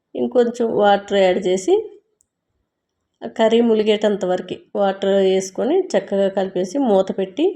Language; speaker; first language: Telugu; native; Telugu